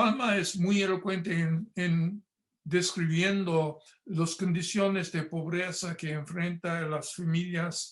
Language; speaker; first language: Spanish; non-native, fluent; English